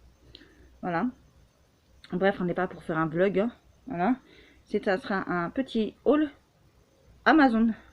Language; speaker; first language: French; native; French